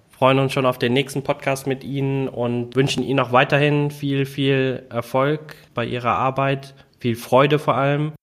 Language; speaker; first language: German; early bilingual, other home language; Tamil